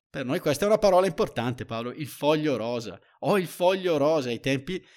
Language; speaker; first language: Italian; native; Italian